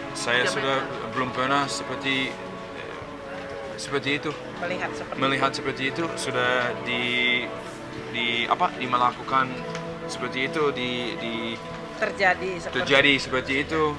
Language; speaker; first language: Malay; non-native, learner; English